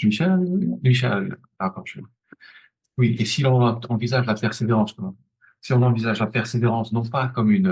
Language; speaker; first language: French; native; French